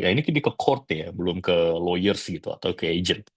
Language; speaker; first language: Indonesian; native; Indonesian